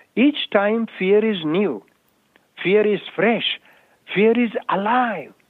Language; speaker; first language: English; non-native, local second language; Marathi